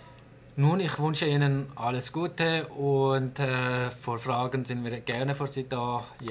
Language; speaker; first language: German; non-native, fluent; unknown